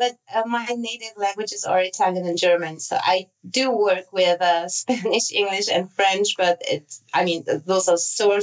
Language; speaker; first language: English; non-native, fluent; Italian